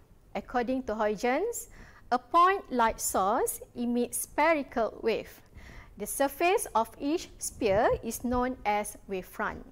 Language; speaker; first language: English; non-native, local second language; Malay